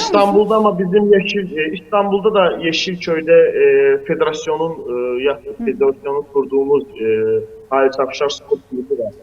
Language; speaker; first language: Turkish; non-native, fluent; Azerbaijani